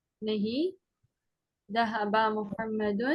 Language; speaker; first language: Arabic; non-native, fluent; Urdu